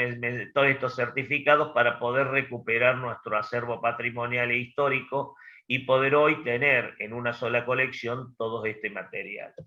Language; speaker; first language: Spanish; native; Spanish